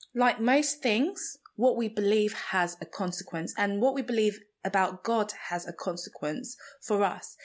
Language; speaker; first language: English; non-native, local second language; Igbo